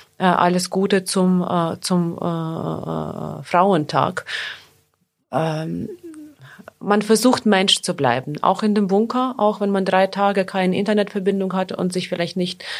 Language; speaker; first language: German; non-native, fluent; Ukrainian